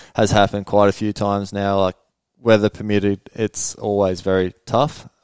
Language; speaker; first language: English; early bilingual, other home language; Swedish